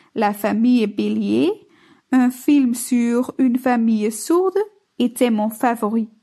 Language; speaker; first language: French; non-native, learner; Dutch